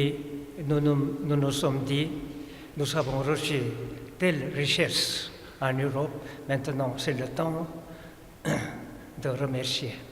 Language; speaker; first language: French; non-native, fluent; Korean